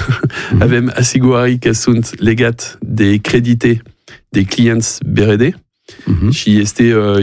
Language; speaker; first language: Romanian; non-native, learner; French